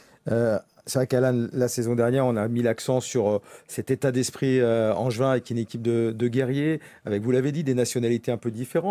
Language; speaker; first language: French; native; French